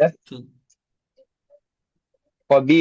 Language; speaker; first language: Arabic; non-native, learner; Bangla